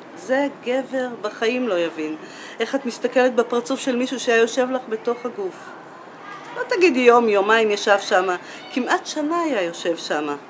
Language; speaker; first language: Hebrew; native; Hebrew